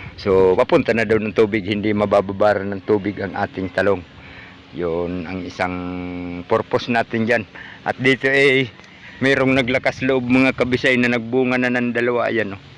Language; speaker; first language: Filipino; non-native, local second language; Cebuano